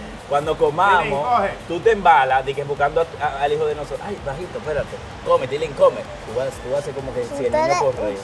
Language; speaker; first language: Spanish; native; Spanish